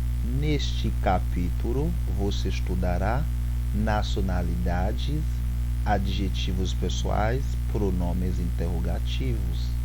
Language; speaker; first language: Portuguese; non-native, fluent; Haitian Creole